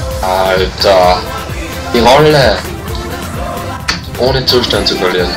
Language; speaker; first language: German; native; German